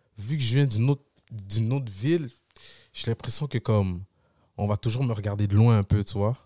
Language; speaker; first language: French; early bilingual, other home language; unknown